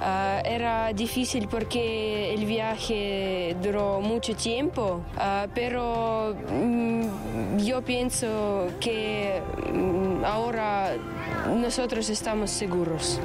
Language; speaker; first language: Spanish; non-native, learner; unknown